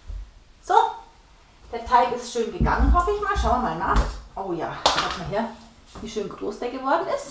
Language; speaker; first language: German; native; German